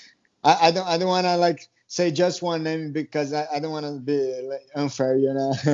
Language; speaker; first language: English; non-native, learner; Portuguese